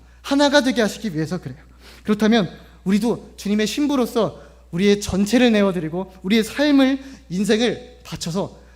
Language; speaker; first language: Korean; native; Korean